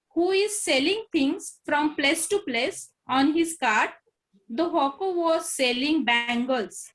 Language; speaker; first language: English; non-native, local second language; Marathi